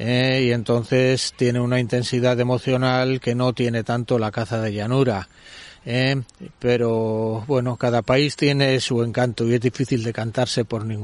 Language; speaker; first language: Spanish; native; Spanish